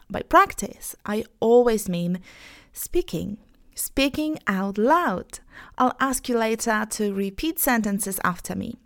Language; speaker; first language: English; non-native, fluent; Polish